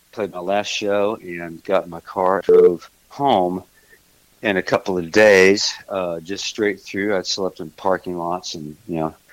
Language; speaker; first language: English; native; English